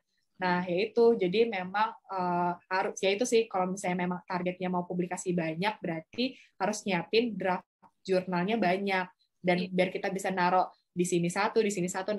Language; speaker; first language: Indonesian; native; Indonesian